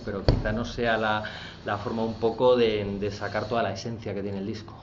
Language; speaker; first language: Spanish; native; Spanish